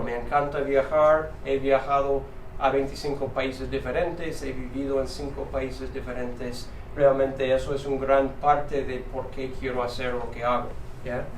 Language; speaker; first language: Spanish; non-native, fluent; English